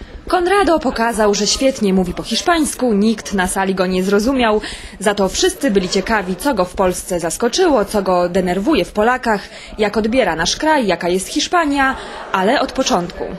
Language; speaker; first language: Polish; native; Polish